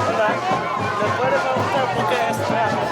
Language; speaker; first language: Spanish; non-native, learner; English